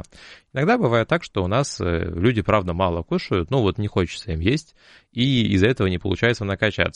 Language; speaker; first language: Russian; native; Russian